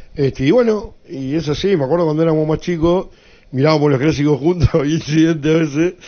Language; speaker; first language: Spanish; native; Spanish